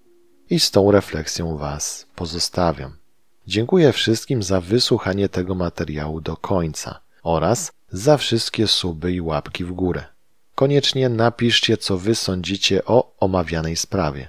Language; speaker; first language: Polish; native; Polish